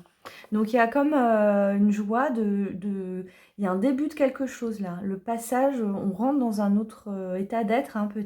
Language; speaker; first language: French; native; French